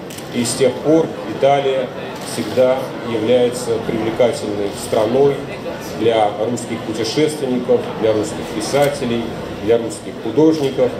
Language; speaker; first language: Russian; native; Russian